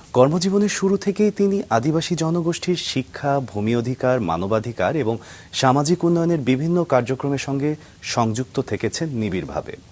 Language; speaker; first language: Bangla; native; Bangla